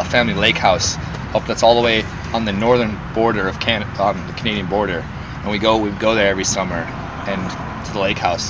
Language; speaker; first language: English; native; English